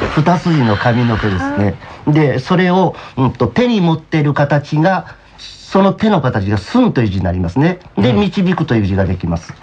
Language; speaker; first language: Japanese; native; Japanese